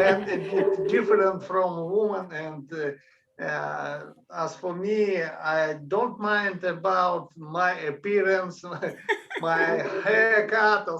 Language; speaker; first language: English; non-native, learner; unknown